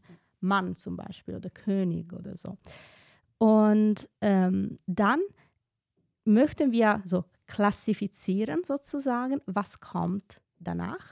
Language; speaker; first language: German; non-native, fluent; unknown